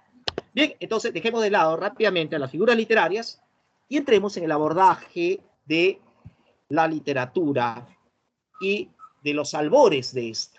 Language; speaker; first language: Spanish; native; Spanish